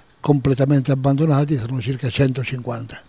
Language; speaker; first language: Italian; native; Italian